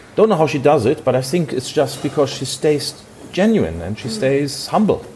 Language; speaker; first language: English; non-native, fluent; German